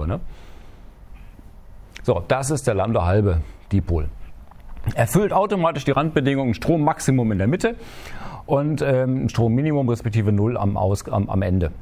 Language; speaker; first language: German; native; German